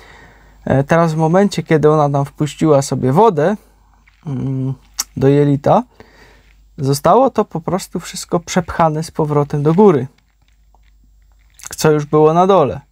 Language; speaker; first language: Polish; native; Polish